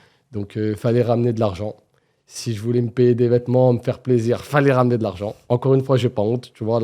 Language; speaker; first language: French; native; French